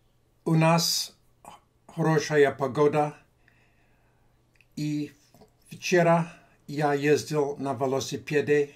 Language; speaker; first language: Russian; non-native, learner; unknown